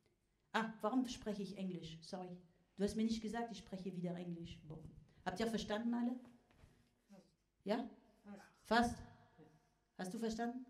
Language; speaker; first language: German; non-native, fluent; French